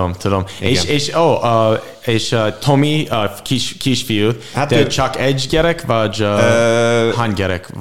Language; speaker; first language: Hungarian; non-native, learner; English